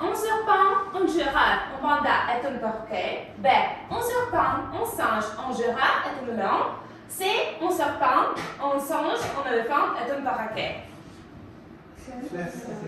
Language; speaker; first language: French; non-native, fluent; Russian